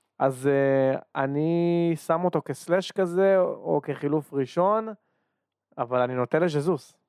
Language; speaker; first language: Hebrew; native; Hebrew